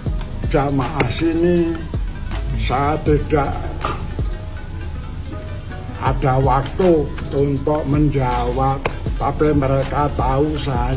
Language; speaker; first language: Indonesian; non-native, local second language; Javanese